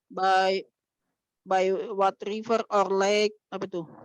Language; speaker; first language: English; non-native, learner; Indonesian